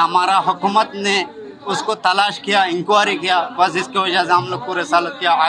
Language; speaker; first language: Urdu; non-native, local second language; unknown